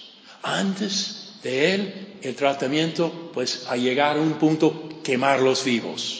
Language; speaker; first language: Spanish; non-native, fluent; English